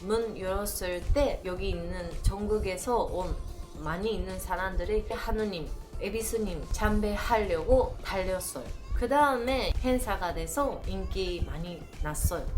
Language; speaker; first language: Korean; non-native, learner; Japanese